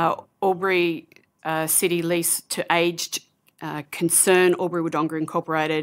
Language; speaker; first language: English; native; English